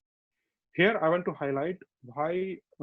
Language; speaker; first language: English; non-native, fluent; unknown